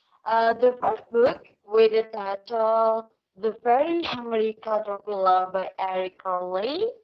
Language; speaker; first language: English; non-native, learner; Indonesian